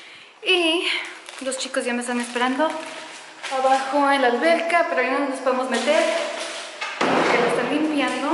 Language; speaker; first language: Spanish; early bilingual, heritage; Spanish